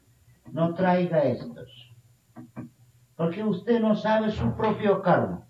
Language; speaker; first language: Spanish; non-native, fluent; Bangla